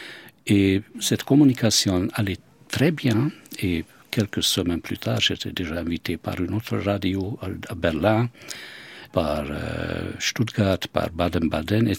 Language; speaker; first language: French; non-native, fluent; Hungarian